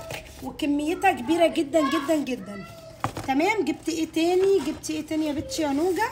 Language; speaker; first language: Arabic; native; Arabic